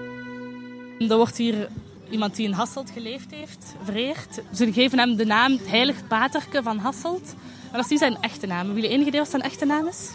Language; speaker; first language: Dutch; native; Dutch